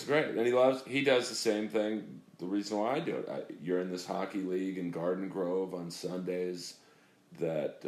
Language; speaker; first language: English; native; English